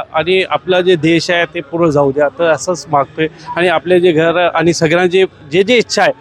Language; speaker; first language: Marathi; non-native, local second language; Hindi